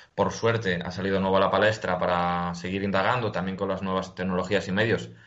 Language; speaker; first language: Spanish; native; Spanish